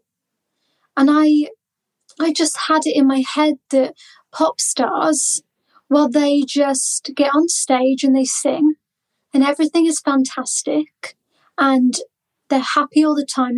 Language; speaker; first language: English; native; English